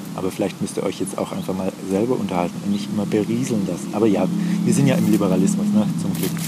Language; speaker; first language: German; native; German